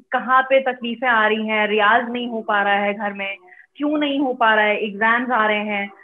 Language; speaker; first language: Hindi; native; Hindi